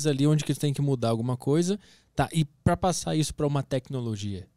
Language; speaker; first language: Portuguese; native; Portuguese